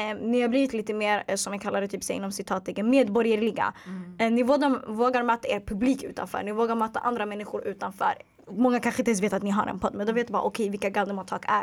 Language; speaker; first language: Swedish; early bilingual, other home language; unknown